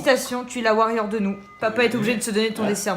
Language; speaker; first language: French; native; French